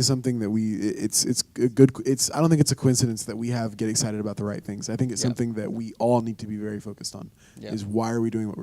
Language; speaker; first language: English; native; English